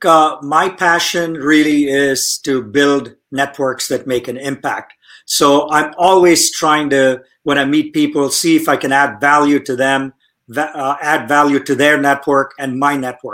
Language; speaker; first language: English; non-native, local second language; Tamil